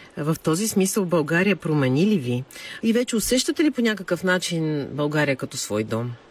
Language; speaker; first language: Bulgarian; native; Bulgarian